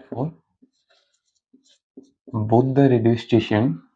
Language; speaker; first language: English; non-native, local second language; Hindi